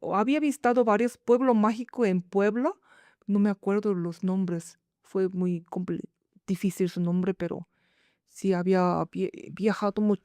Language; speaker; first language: Spanish; non-native, fluent; Korean